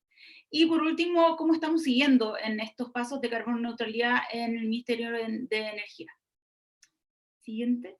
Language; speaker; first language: Spanish; native; Spanish